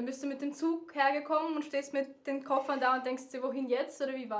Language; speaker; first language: German; native; German